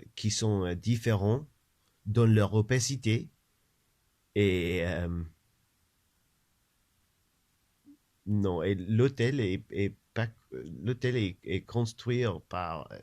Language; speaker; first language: French; non-native, learner; English